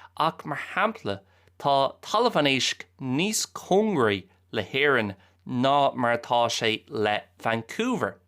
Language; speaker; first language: Irish; native; Irish